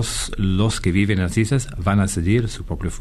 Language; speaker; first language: Spanish; non-native, fluent; English